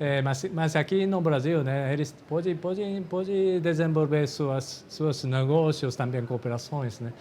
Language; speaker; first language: Portuguese; non-native, fluent; Japanese